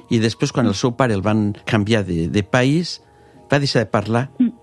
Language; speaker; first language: Catalan; native; Catalan